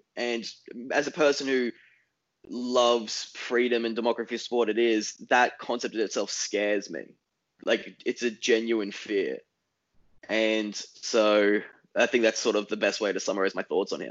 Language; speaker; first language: English; native; English